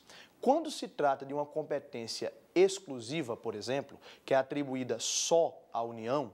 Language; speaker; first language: Portuguese; native; Portuguese